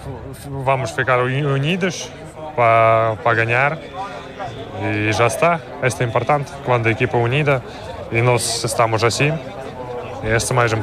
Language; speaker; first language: Portuguese; non-native, fluent; Russian